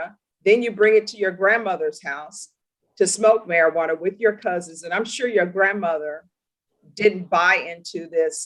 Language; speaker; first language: English; native; English